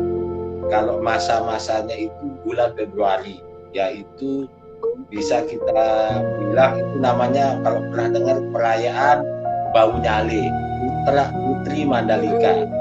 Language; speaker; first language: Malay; non-native, local second language; Sasak